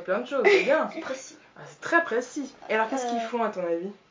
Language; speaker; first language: French; native; French